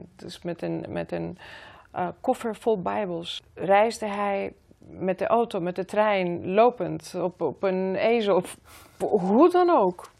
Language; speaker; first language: Dutch; non-native, fluent; Greek